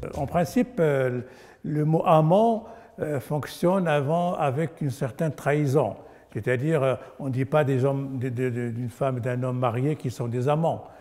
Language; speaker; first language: French; non-native, local second language; Arabic